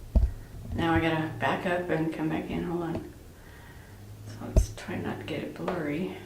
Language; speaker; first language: English; native; English